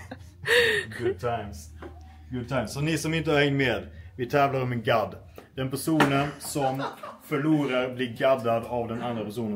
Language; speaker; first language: Swedish; native; Swedish